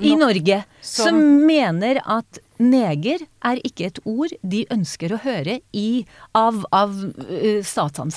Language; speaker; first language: Norwegian; non-native, fluent; Hebrew